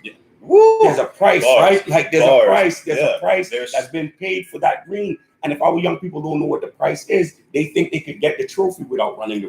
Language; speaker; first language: English; native; English